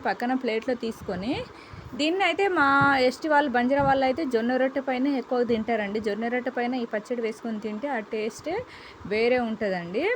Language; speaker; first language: Telugu; non-native, local second language; Lambadi